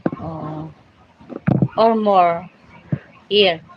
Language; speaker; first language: English; non-native, learner; Filipino